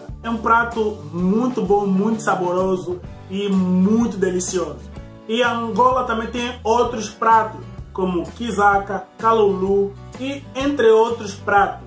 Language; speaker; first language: Portuguese; native; Portuguese